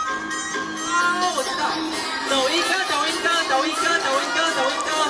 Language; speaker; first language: Chinese; native; Chinese